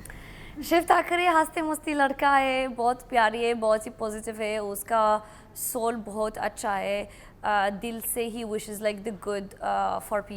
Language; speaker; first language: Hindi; non-native, learner; Arabic